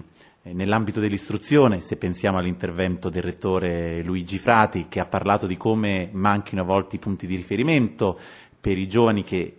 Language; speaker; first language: Italian; native; Italian